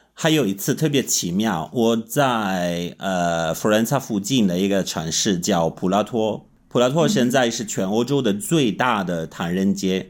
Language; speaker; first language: Chinese; non-native, fluent; Italian